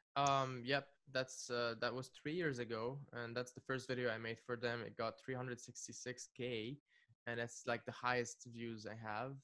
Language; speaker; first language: English; non-native, fluent; Arabic